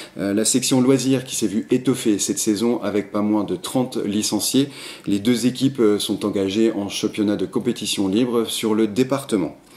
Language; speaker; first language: French; native; French